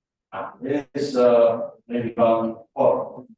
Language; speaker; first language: English; non-native, learner; Indonesian